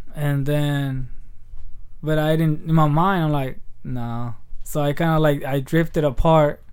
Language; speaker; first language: English; early bilingual, other home language; Spanish